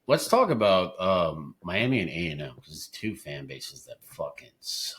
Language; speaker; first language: English; native; English